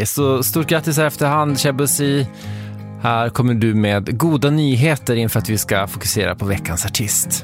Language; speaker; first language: Swedish; native; Swedish